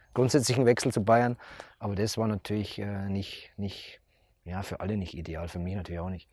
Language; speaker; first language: German; native; German